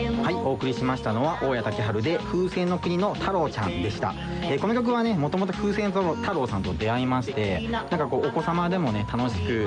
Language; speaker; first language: Japanese; native; Japanese